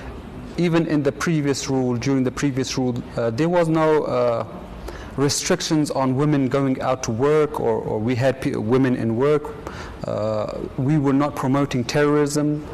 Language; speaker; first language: English; non-native, fluent; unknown